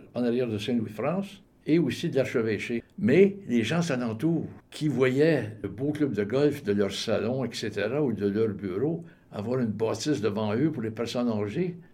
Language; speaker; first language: French; native; French